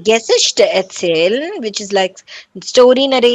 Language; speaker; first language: German; non-native, learner; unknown